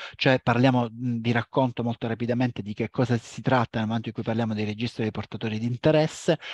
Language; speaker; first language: Italian; native; Italian